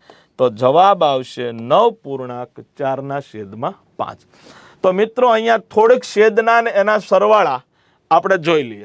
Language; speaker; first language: Gujarati; native; Gujarati